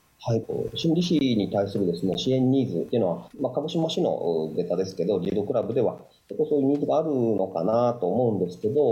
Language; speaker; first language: Japanese; native; Japanese